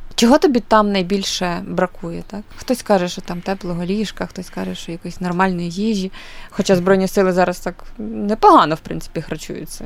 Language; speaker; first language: Ukrainian; native; Ukrainian